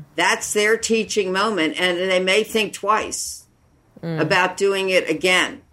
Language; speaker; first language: English; native; English